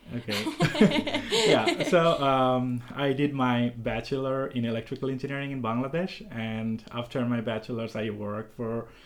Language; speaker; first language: English; non-native, local second language; Bangla